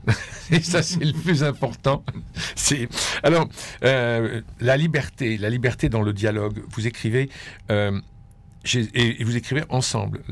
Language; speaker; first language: French; native; French